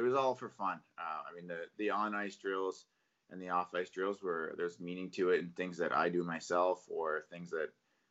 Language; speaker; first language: English; native; English